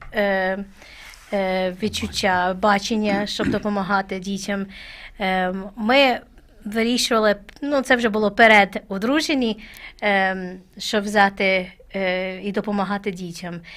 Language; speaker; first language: Ukrainian; non-native, learner; English